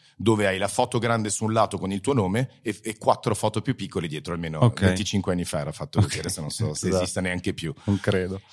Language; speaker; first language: Italian; early bilingual, heritage; Italian